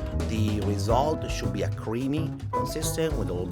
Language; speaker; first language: English; non-native, fluent; Italian